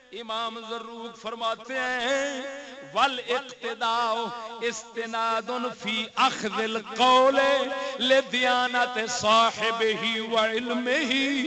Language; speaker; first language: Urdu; non-native, local second language; Saraiki